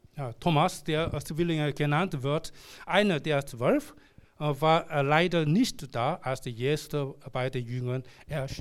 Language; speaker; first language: German; non-native, learner; Korean